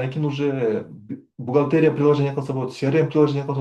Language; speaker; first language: Russian; non-native, local second language; Kyrgyz